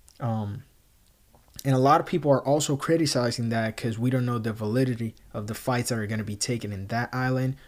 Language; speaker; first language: English; non-native, local second language; Spanish